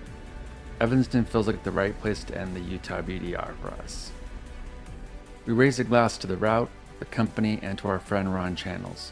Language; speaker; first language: English; native; English